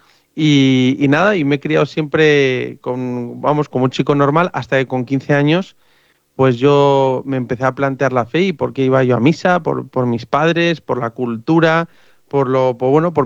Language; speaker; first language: Spanish; native; Spanish